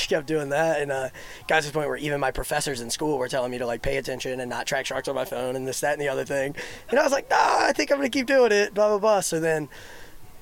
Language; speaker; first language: English; native; English